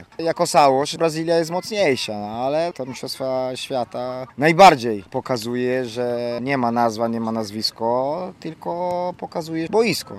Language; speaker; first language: Polish; non-native, fluent; Portuguese